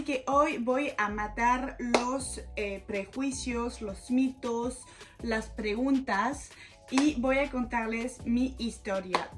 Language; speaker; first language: Spanish; non-native, fluent; French